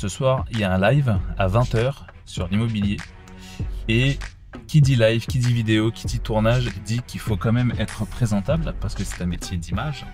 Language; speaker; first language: French; native; French